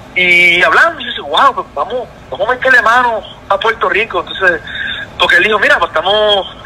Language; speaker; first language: Spanish; native; Spanish